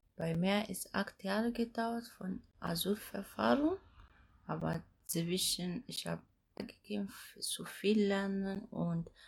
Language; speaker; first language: German; non-native, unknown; Amharic